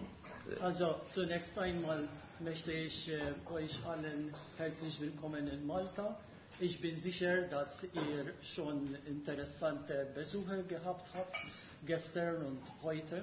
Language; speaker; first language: German; non-native, fluent; Maltese